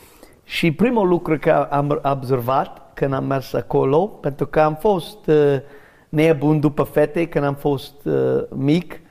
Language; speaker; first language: Romanian; non-native, learner; English